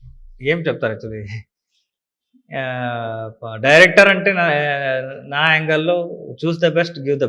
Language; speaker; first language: Telugu; non-native, learner; Kannada